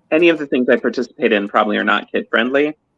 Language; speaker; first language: English; native; English